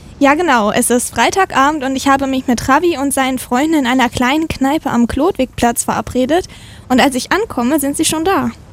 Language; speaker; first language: German; native; German